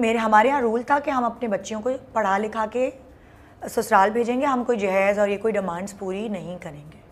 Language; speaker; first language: Urdu; native; Urdu